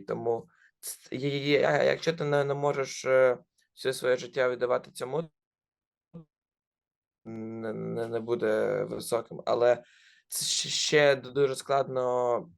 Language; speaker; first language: Ukrainian; non-native, local second language; Russian